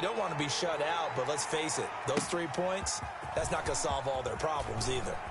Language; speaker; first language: English; native; English